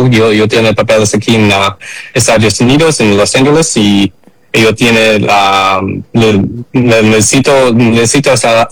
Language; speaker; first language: Spanish; early bilingual, heritage; English